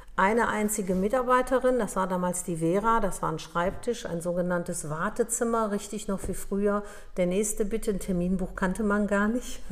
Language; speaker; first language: German; early bilingual, other home language; Polish